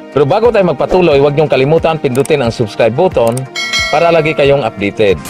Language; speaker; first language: Filipino; non-native, local second language; Cebuano